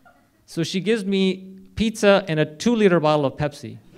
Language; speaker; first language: English; non-native, local second language; Hindi